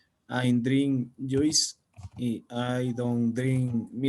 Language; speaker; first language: English; non-native, learner; Spanish